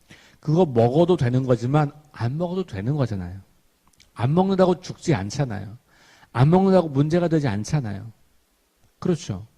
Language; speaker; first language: Korean; native; Korean